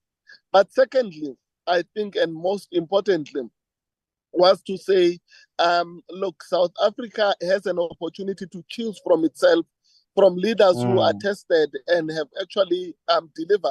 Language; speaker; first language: English; non-native, local second language; Tswana